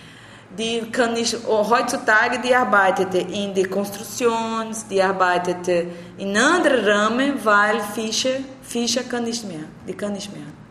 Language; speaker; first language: German; non-native, learner; Portuguese